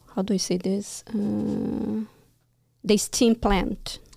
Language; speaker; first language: English; non-native, fluent; Portuguese